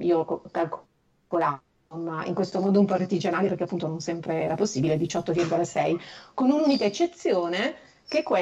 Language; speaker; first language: Italian; native; Italian